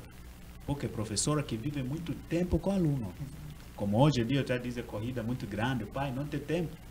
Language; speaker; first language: Portuguese; non-native, learner; Swahili